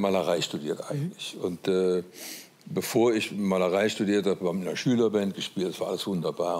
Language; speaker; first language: German; native; German